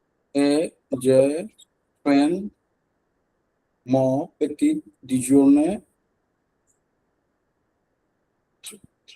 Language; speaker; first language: French; non-native, learner; Bangla